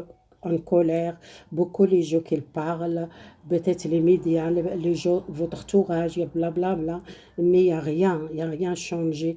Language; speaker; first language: French; non-native, learner; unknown